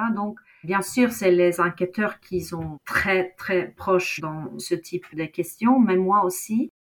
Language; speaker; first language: French; non-native, fluent; Norwegian